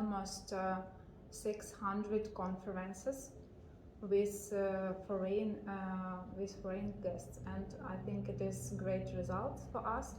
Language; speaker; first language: English; non-native, learner; Ukrainian